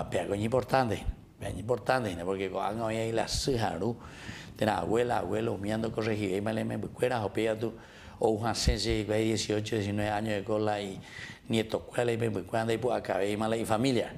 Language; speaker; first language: Spanish; native; Spanish